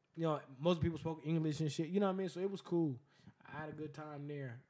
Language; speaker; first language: English; native; English